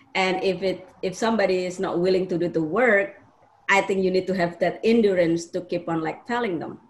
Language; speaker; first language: English; non-native, fluent; Indonesian